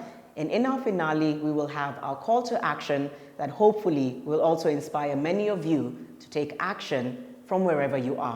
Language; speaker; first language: English; non-native, local second language; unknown